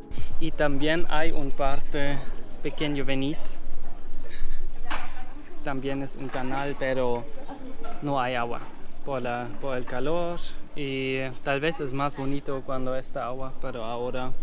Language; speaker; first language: Spanish; non-native, fluent; German